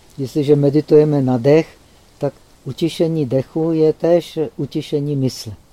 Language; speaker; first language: Czech; native; Czech